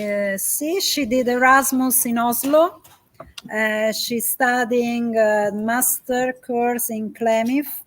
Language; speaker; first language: English; non-native, fluent; Italian